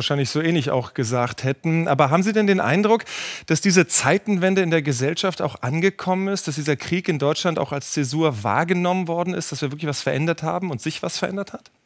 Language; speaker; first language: German; native; German